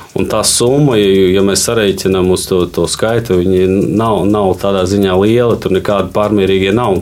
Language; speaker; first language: Latvian; non-native, local second language; Russian